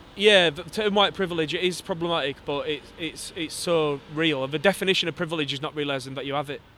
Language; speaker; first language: English; native; English